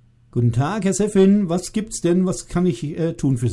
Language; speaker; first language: German; native; German